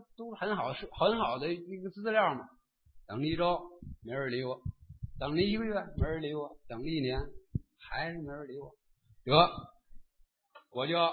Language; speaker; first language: Chinese; native; Chinese